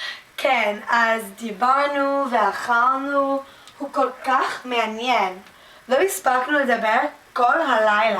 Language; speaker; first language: Hebrew; non-native, learner; English